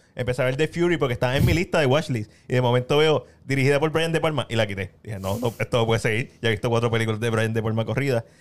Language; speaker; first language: Spanish; native; Spanish